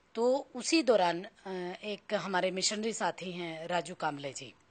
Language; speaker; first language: Hindi; native; Hindi